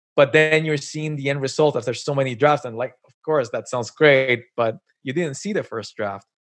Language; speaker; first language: English; non-native, fluent; Spanish